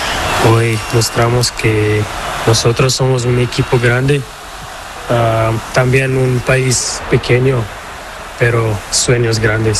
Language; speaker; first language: Spanish; non-native, learner; Portuguese